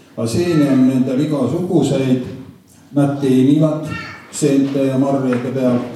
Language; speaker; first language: Estonian; native; Estonian